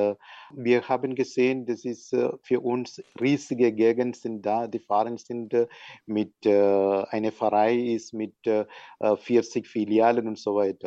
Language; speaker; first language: German; non-native, learner; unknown